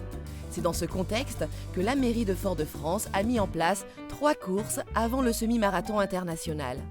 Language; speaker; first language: French; native; French